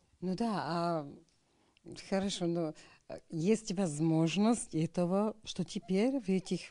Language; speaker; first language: Russian; non-native, learner; Slovak